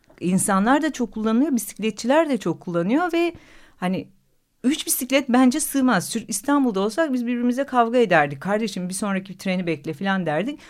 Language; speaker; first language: Turkish; native; Turkish